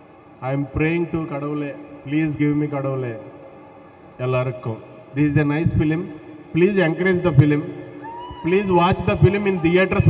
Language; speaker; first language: Tamil; non-native, learner; Telugu